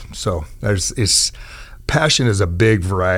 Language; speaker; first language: English; native; English